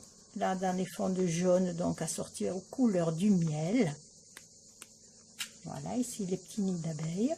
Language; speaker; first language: French; native; French